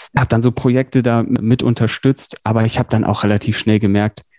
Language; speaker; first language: German; native; German